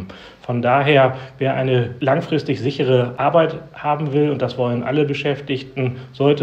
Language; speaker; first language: German; native; German